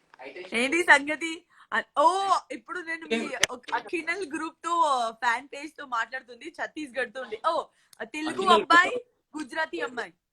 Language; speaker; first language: Telugu; non-native, local second language; Gujarati